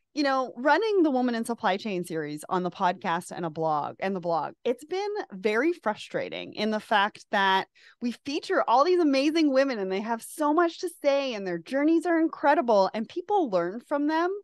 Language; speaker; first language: English; native; English